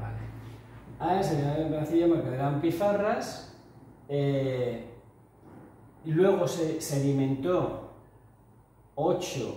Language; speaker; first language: Spanish; native; Spanish